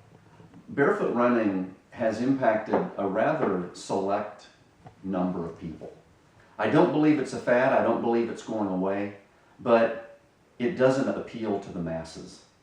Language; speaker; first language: English; native; English